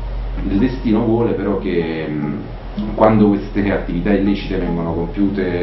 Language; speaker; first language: Italian; native; Italian